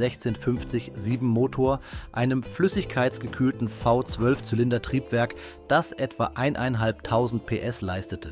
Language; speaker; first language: German; native; German